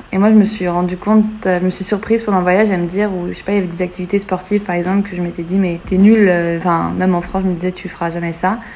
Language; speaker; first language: French; native; French